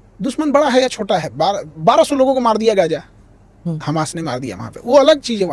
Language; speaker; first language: Hindi; native; Hindi